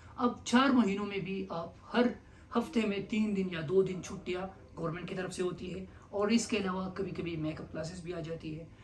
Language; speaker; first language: Urdu; non-native, local second language; Pashto